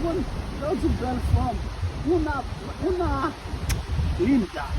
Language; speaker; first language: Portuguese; non-native, learner; Haitian Creole